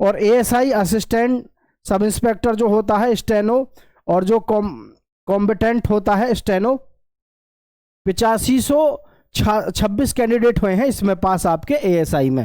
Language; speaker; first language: Hindi; native; Hindi